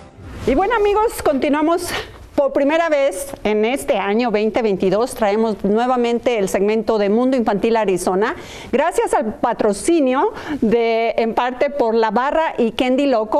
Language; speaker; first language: Spanish; native; Spanish